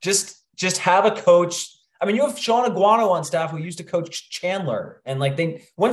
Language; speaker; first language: English; native; English